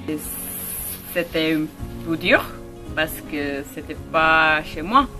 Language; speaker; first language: French; non-native, learner; Spanish